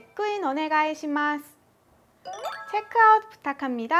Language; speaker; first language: Korean; native; Korean